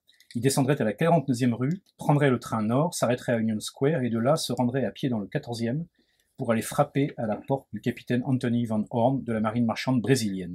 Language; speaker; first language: French; native; French